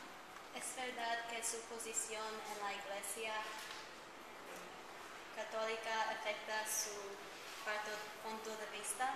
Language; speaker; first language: Spanish; non-native, learner; English